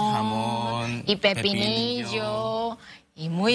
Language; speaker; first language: Spanish; non-native, learner; Korean